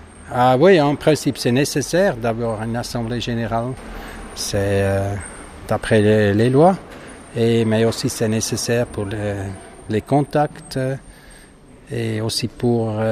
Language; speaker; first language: French; non-native, fluent; German